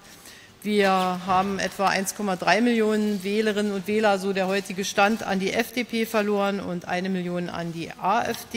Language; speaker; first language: German; native; German